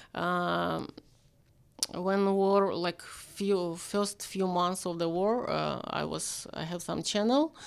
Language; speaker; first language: English; non-native, learner; Ukrainian